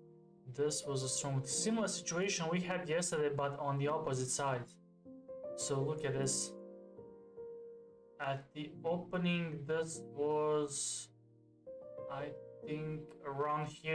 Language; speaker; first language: English; non-native, fluent; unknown